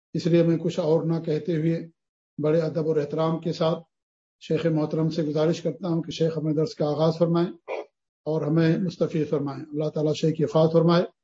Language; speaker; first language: Urdu; native; Urdu